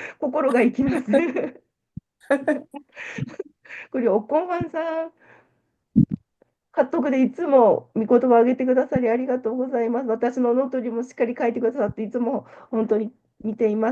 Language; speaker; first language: Japanese; non-native, fluent; Korean